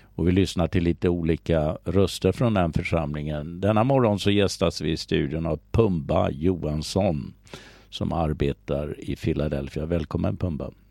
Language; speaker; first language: Swedish; native; Swedish